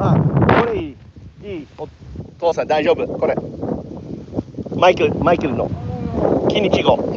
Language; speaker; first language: Japanese; non-native, learner; English